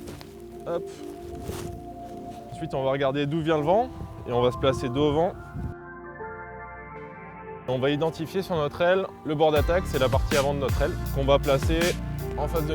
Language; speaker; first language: French; native; French